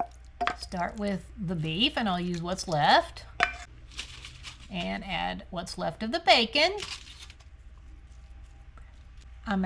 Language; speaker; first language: English; native; English